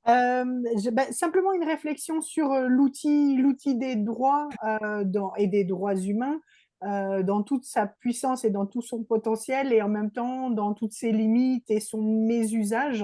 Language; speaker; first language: French; native; French